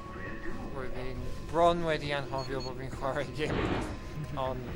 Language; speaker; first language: Welsh; non-native, local second language; English